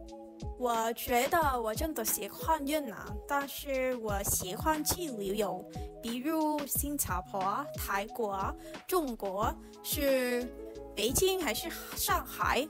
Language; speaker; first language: Chinese; non-native, learner; Vietnamese